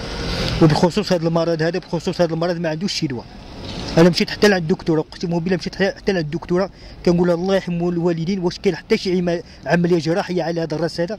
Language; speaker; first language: Arabic; native; Arabic